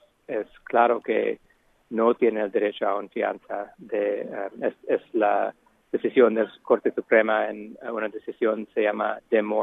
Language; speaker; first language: Spanish; non-native, fluent; English